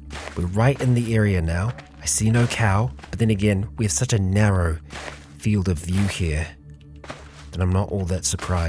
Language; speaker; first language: English; native; English